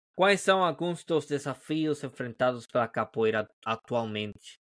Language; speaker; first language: Portuguese; non-native, learner; Spanish